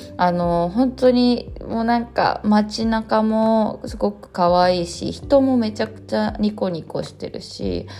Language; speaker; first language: Japanese; native; Japanese